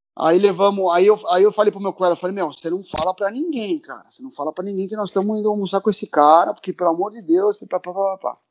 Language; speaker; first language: Portuguese; early bilingual, other home language; Spanish